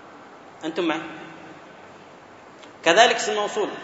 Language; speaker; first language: Arabic; native; Arabic